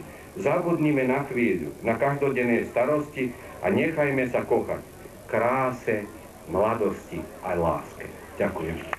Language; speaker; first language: Slovak; native; Slovak